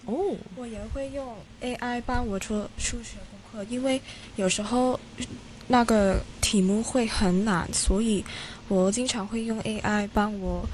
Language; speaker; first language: Chinese; non-native, local second language; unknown